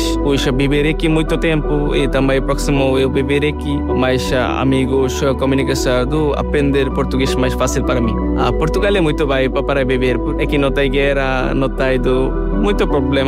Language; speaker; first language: Portuguese; non-native, learner; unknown